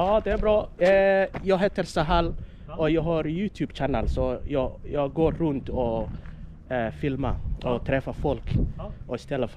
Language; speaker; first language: Swedish; non-native, learner; Somali